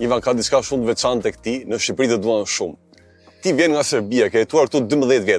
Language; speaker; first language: Albanian; native; Albanian